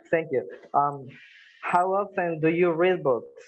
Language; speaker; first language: English; non-native, fluent; Spanish